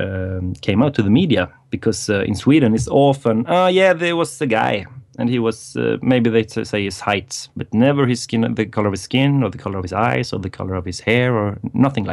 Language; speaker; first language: English; non-native, fluent; Swedish